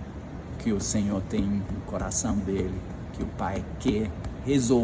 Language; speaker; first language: Portuguese; non-native, fluent; English